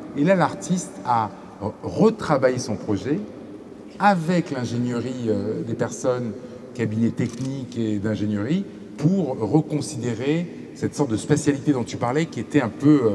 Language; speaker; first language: French; native; French